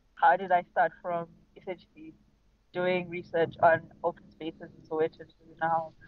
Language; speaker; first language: English; non-native, local second language; Xhosa